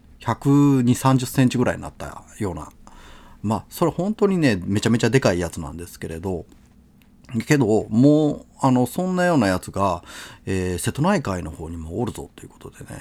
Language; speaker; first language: Japanese; native; Japanese